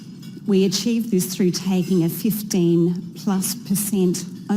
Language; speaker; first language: English; native; English